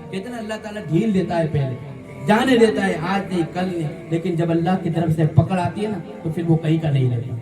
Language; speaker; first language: Urdu; native; Urdu